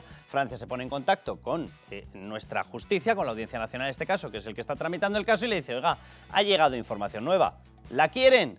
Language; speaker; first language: Spanish; native; Spanish